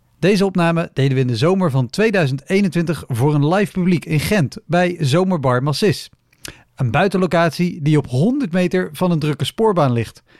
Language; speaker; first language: Dutch; native; Dutch